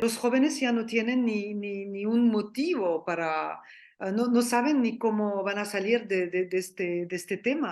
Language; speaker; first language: Spanish; non-native, fluent; French